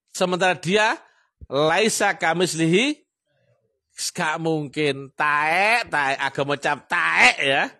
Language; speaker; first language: Indonesian; non-native, local second language; Javanese